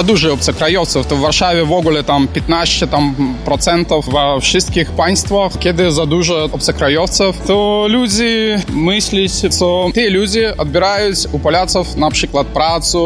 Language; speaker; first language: Polish; non-native, learner; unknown